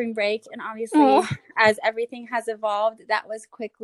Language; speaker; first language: English; native; English